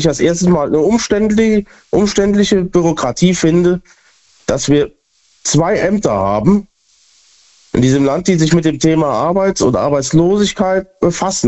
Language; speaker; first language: German; native; German